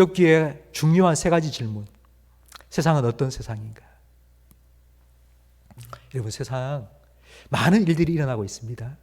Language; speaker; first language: Korean; native; Korean